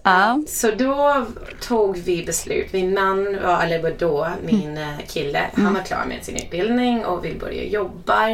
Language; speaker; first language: Swedish; non-native, fluent; English